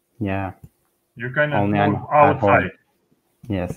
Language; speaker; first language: English; non-native, learner; Turkish